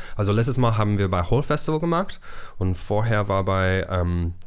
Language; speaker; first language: German; non-native, fluent; English